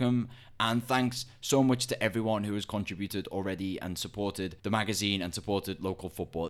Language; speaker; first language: English; native; English